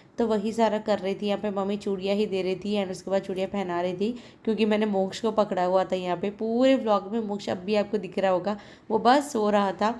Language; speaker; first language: Hindi; non-native, local second language; Odia